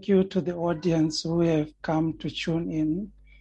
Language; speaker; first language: English; non-native, local second language; Shona